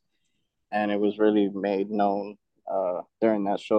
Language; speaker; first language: English; native; English